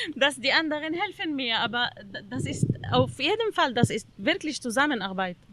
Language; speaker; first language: German; non-native, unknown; Arabic